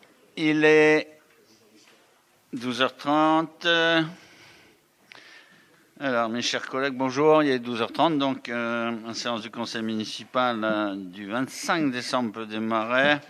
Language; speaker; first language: French; native; French